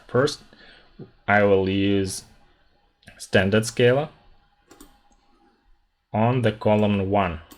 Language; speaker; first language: English; non-native, fluent; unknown